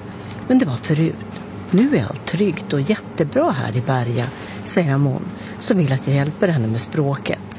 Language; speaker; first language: Swedish; native; Swedish